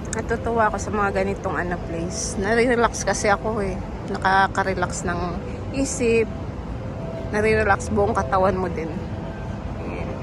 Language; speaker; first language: Filipino; native; Filipino